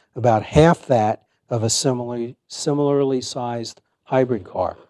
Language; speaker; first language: English; native; English